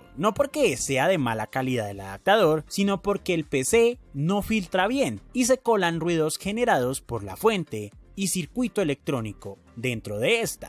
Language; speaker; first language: Spanish; native; Spanish